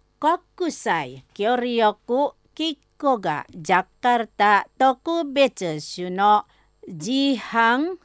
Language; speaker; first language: Japanese; non-native, fluent; Indonesian